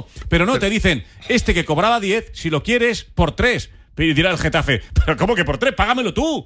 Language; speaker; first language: Spanish; native; Spanish